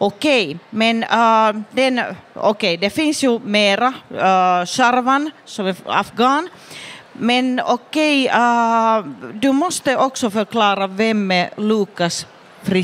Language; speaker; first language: Swedish; non-native, fluent; Finnish